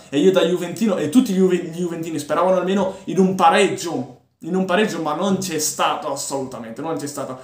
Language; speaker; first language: Italian; early bilingual, other home language; Arabic